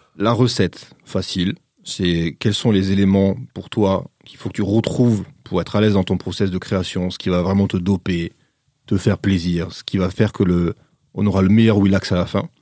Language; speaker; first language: French; native; French